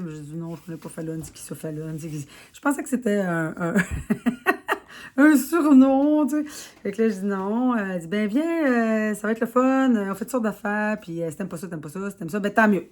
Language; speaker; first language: French; native; French